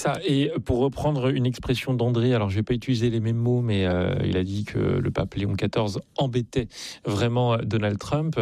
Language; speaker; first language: French; native; French